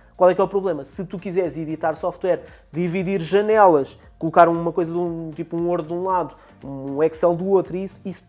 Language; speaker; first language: Portuguese; native; Portuguese